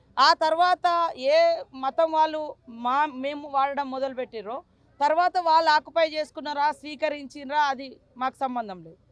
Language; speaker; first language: Telugu; native; Telugu